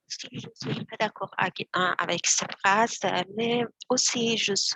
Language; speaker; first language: French; non-native, learner; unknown